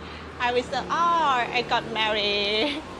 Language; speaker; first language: English; non-native, learner; Thai